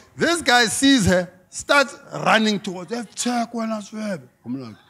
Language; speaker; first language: English; non-native, local second language; Xhosa